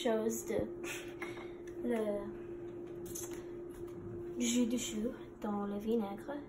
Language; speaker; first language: French; non-native, learner; English